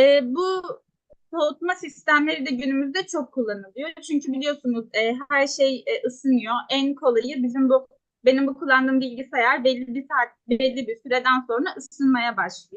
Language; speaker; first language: Turkish; native; Turkish